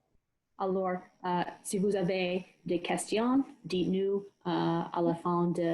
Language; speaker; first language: French; non-native, fluent; English